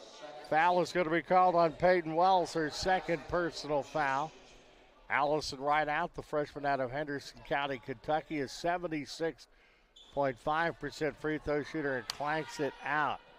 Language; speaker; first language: English; native; English